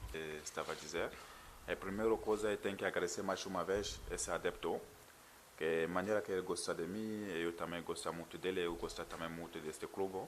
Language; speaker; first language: Portuguese; non-native, learner; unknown